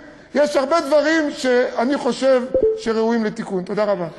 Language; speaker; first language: Hebrew; native; Hebrew